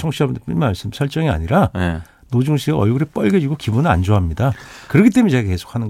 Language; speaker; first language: Korean; native; Korean